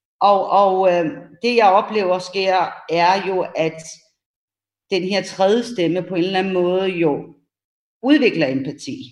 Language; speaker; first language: Danish; early bilingual, other home language; Persian